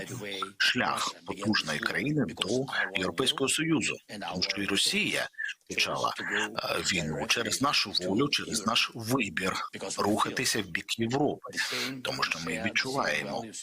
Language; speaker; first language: Ukrainian; non-native, local second language; Russian